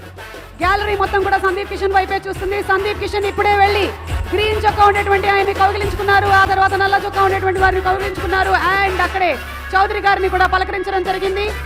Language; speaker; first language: Telugu; native; Telugu